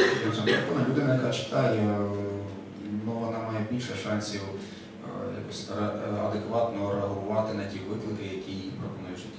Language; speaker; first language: Ukrainian; native; Ukrainian